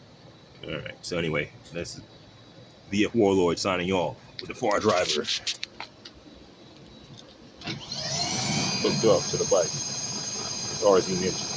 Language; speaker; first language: English; native; English